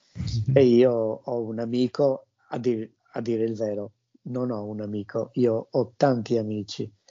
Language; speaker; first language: Italian; native; Italian